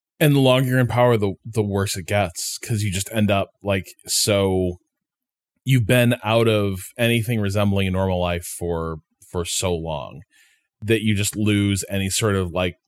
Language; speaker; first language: English; native; English